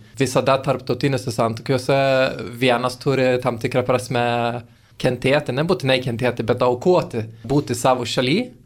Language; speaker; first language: Lithuanian; non-native, fluent; Swedish